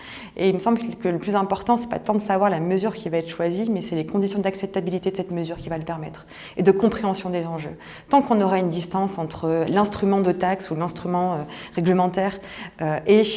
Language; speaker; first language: French; native; French